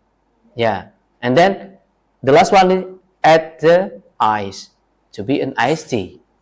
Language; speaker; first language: English; non-native, learner; Indonesian